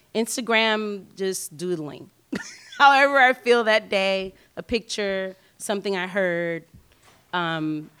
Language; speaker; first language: English; native; English